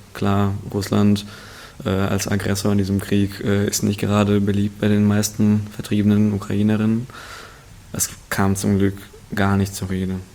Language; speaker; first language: German; early bilingual, other home language; Russian